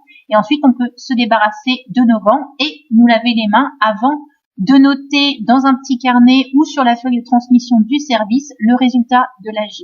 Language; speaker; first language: French; native; French